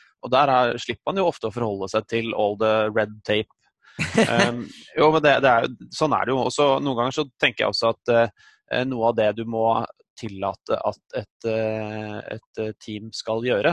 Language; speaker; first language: Norwegian; native; Norwegian